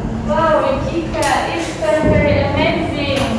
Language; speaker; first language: English; non-native, learner; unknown